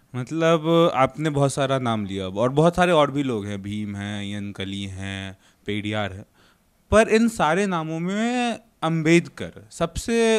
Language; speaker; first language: Hindi; native; Hindi